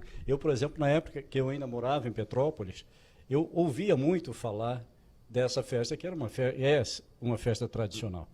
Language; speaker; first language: Portuguese; native; Portuguese